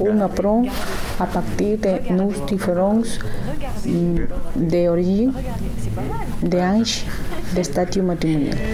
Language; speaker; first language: French; non-native, learner; Spanish